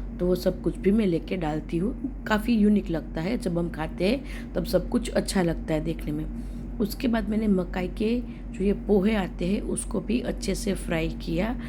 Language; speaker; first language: Hindi; non-native, local second language; Gujarati